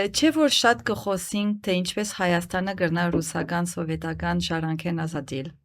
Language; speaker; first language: Armenian; early bilingual, heritage; Armenian